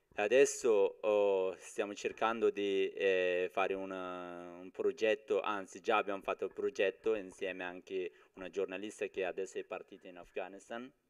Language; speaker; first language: Italian; non-native, fluent; Persian